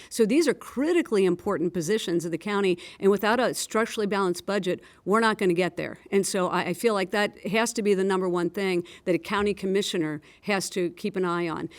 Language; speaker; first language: English; native; English